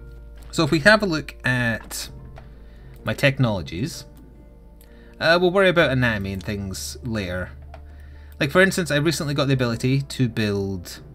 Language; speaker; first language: English; native; English